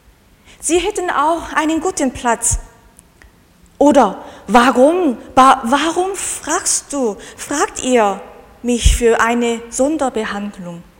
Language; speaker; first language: German; non-native, fluent; Korean